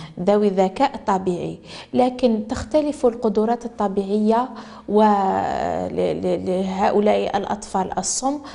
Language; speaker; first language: Arabic; native; Arabic